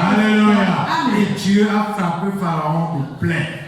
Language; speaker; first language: French; non-native, local second language; Ewe